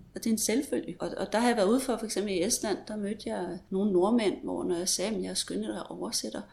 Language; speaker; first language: Danish; native; Danish